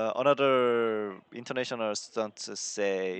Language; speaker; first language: English; non-native, learner; Korean